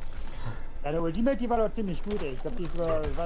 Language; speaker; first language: German; native; German